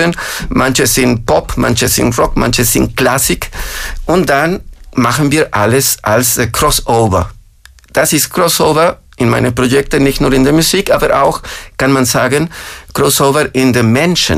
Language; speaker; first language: German; non-native, fluent; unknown